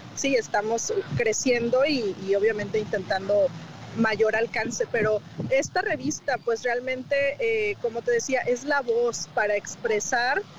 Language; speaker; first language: Spanish; native; Spanish